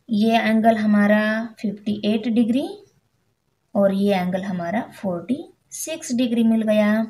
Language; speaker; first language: Hindi; non-native, local second language; Marathi